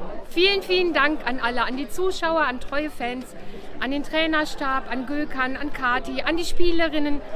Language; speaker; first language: German; native; German